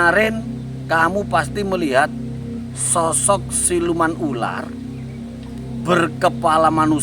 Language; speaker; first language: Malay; non-native, local second language; Javanese